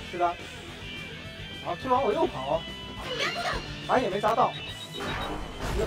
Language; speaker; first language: Chinese; native; Chinese